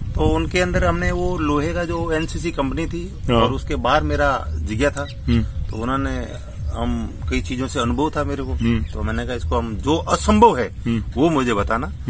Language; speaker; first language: Hindi; native; Hindi